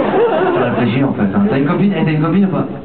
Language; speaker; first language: French; native; French